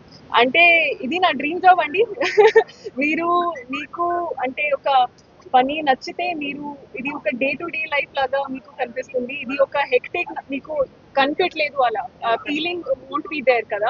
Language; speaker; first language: Telugu; non-native, fluent; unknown